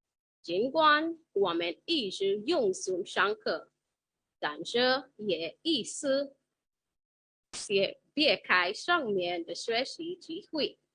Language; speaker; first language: Chinese; non-native, learner; English